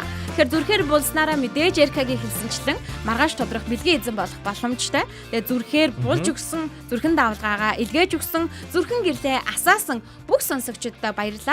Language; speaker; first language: Mongolian; native; Mongolian